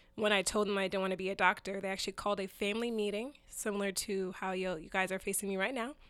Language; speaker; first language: English; early bilingual, other home language; Yoruba